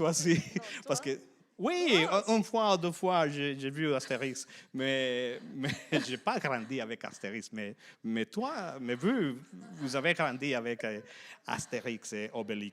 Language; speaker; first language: French; non-native, fluent; Spanish